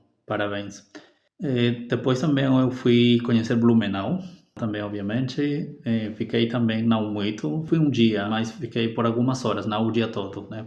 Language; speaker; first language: Portuguese; non-native, fluent; Spanish